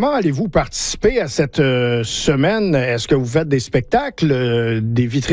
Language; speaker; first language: French; native; French